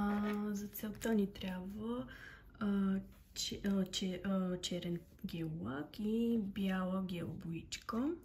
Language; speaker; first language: Bulgarian; native; Bulgarian